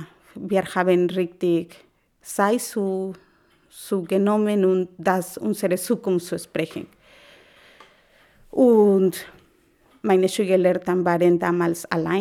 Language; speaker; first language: German; non-native, learner; Spanish